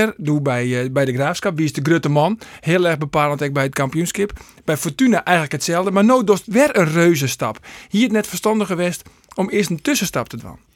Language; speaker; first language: Dutch; non-native, local second language; Western Frisian